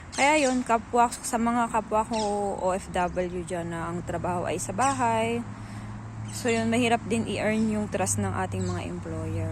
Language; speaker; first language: Filipino; native; Filipino